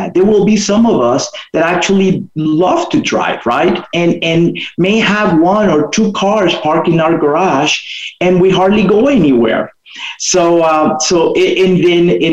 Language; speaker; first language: English; non-native, fluent; Spanish